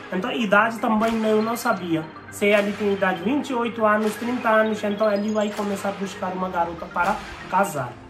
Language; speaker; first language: Portuguese; non-native, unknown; Hindi